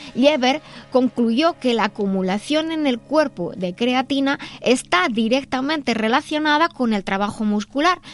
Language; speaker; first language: Spanish; native; Spanish